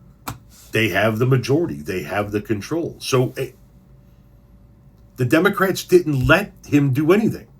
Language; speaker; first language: English; native; English